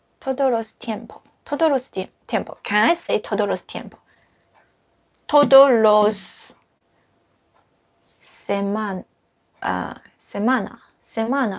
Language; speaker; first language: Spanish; non-native, learner; Chinese